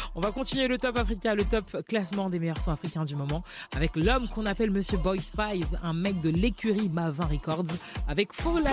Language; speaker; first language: French; native; French